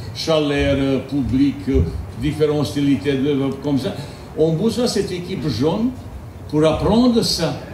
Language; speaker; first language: French; non-native, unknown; Bosnian